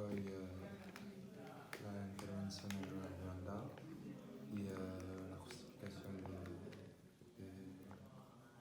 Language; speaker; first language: Spanish; non-native, learner; French